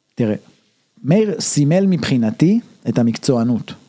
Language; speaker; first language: Hebrew; native; Hebrew